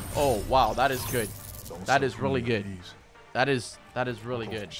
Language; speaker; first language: English; native; English